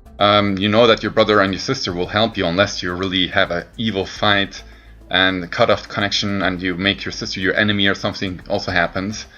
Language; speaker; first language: English; non-native, fluent; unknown